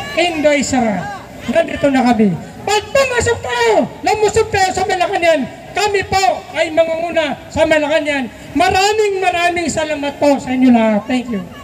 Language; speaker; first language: Filipino; non-native, local second language; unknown